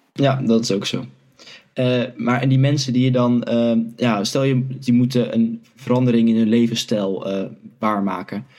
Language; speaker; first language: Dutch; native; Dutch